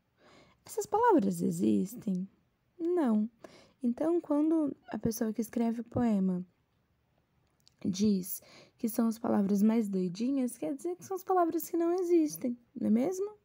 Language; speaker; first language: Portuguese; native; Portuguese